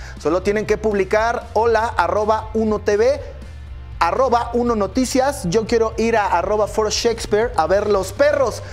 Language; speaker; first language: Spanish; native; Spanish